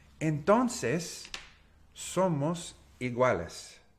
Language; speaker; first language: Spanish; non-native, learner; English